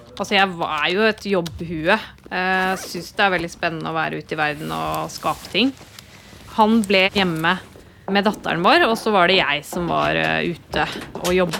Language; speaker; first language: Norwegian; native; Norwegian